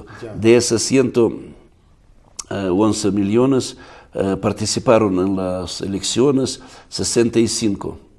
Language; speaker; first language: Spanish; non-native, fluent; Russian